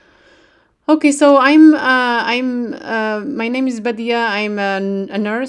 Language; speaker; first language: English; non-native, fluent; Arabic